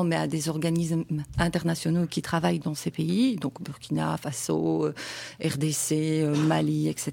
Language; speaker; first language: French; native; French